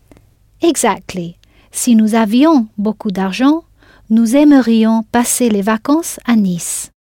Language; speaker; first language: French; non-native, fluent; English